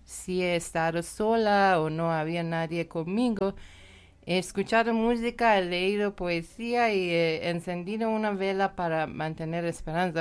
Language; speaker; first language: Spanish; non-native, fluent; Persian